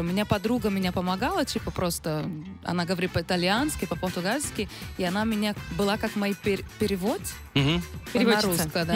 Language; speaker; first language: Russian; non-native, learner; Portuguese